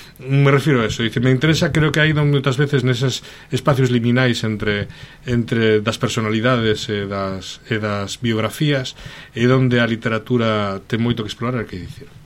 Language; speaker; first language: Galician; native; Galician